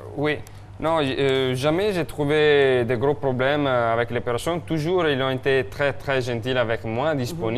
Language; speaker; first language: French; non-native, fluent; Italian